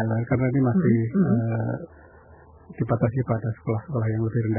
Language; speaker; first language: Indonesian; native; Indonesian